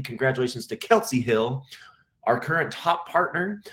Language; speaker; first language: English; native; English